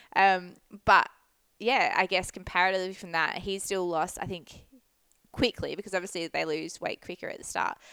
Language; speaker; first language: English; native; English